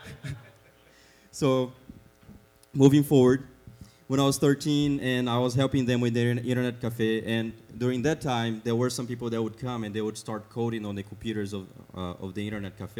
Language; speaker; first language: English; non-native, fluent; Portuguese